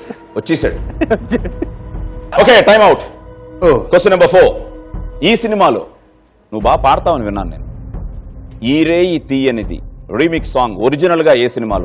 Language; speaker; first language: Telugu; native; Telugu